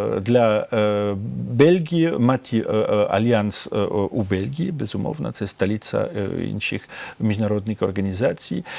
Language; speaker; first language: Ukrainian; non-native, fluent; French